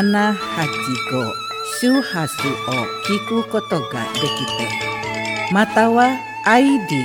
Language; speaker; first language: Japanese; non-native, learner; Indonesian